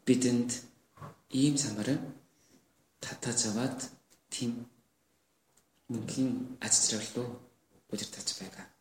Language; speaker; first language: Mongolian; non-native, learner; Korean